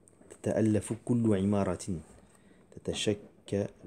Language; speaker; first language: Arabic; non-native, fluent; French